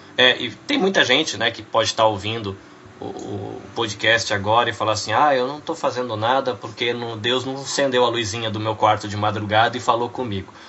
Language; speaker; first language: Portuguese; native; Portuguese